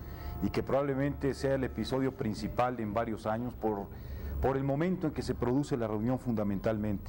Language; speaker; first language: Spanish; native; Spanish